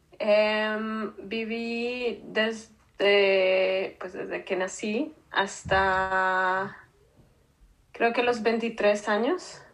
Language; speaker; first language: Spanish; native; Spanish